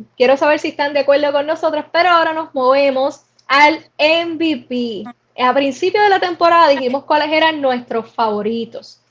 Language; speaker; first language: Spanish; native; Spanish